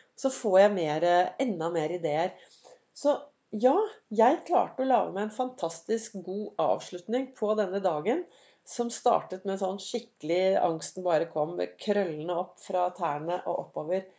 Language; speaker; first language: Norwegian; native; Norwegian